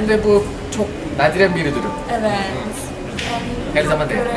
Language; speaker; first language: Turkish; non-native, learner; Korean